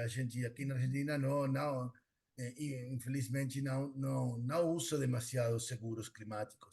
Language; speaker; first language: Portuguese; non-native, learner; Spanish